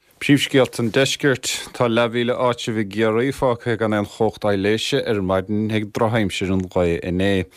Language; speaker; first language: Irish; native; Irish